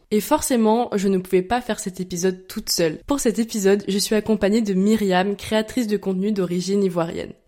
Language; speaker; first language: French; native; French